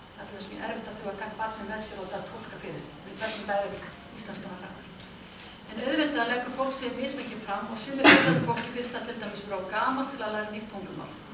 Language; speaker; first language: Icelandic; native; Icelandic